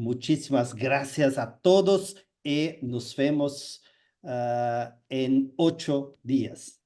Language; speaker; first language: Spanish; non-native, fluent; Portuguese